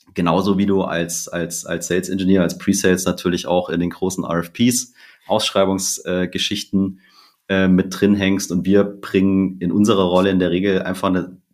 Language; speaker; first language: German; native; German